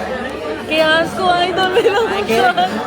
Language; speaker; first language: Spanish; non-native, learner; Filipino